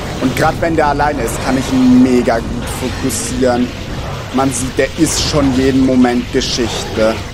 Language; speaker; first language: German; native; German